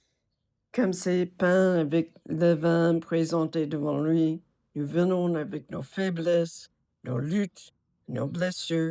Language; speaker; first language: French; non-native, fluent; English